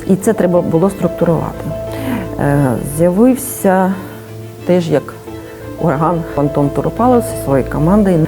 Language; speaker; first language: Ukrainian; native; Ukrainian